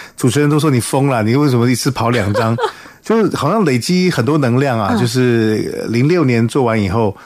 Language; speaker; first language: Chinese; native; Chinese